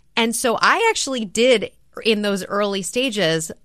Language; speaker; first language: English; native; English